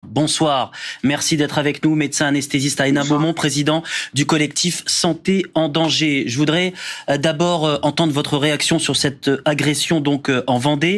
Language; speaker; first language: French; native; French